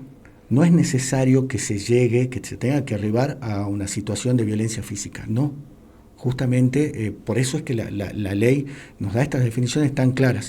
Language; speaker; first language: Spanish; native; Spanish